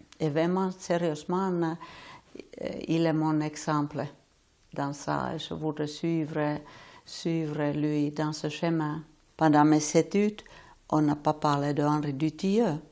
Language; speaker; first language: French; non-native, fluent; Finnish